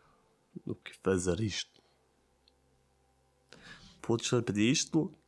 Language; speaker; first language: Portuguese; non-native, learner; Italian